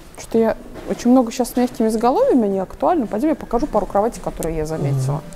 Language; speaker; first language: Russian; native; Russian